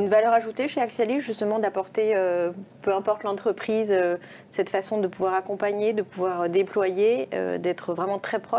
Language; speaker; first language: French; native; French